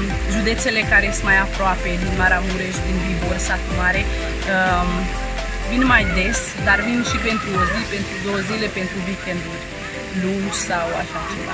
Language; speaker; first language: Romanian; non-native, fluent; Hungarian